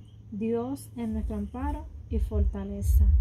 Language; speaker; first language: Spanish; native; Spanish